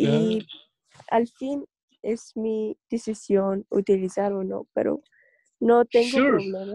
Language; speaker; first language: Spanish; non-native, learner; Russian